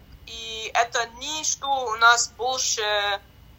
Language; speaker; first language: Russian; non-native, learner; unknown